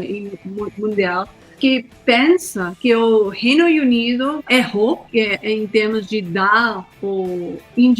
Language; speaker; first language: Portuguese; non-native, fluent; Hindi